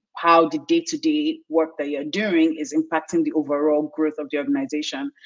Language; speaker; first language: English; non-native, local second language; Yoruba